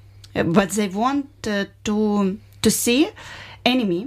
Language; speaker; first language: English; non-native, learner; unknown